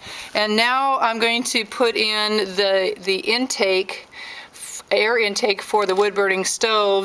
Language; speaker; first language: English; native; English